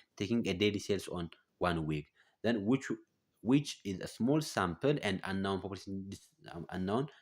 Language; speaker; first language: English; non-native, local second language; Amharic